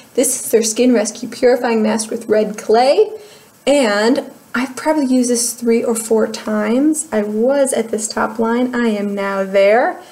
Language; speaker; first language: English; native; English